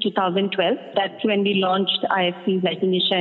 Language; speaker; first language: English; non-native, local second language; Hindi